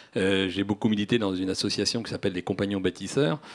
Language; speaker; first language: French; native; French